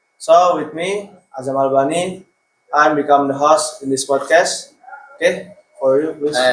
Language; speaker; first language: English; non-native, learner; Indonesian